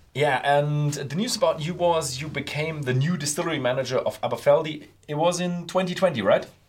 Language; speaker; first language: English; non-native, fluent; German